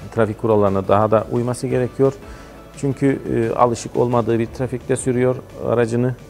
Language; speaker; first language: Turkish; native; Turkish